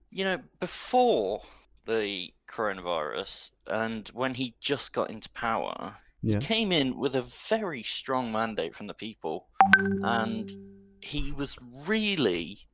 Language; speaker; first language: English; native; English